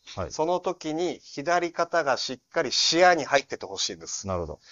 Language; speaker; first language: Japanese; native; Japanese